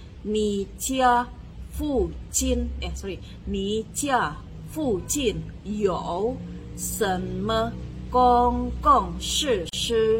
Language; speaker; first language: Chinese; non-native, learner; Indonesian